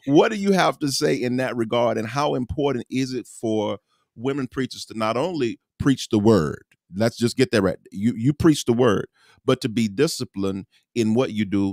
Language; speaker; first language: English; native; English